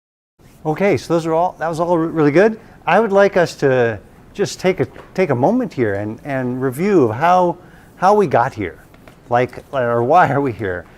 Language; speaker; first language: English; native; English